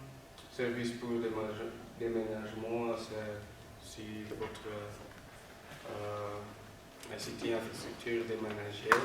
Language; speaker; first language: French; non-native, learner; Dutch